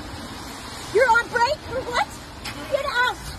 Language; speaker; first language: English; native; English